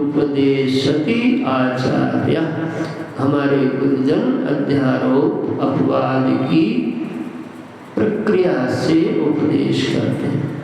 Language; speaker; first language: Hindi; native; Hindi